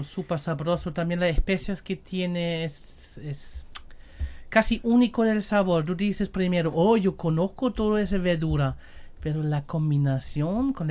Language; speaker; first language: Spanish; non-native, learner; German